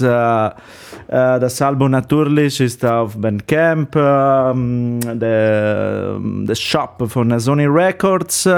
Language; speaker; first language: German; non-native, learner; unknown